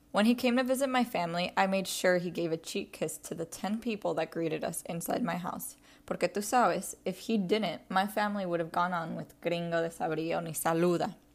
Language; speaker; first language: English; early bilingual, other home language; Spanish